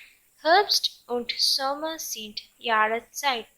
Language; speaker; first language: German; non-native, learner; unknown